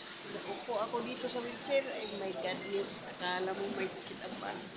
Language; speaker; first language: Filipino; non-native, local second language; Cebuano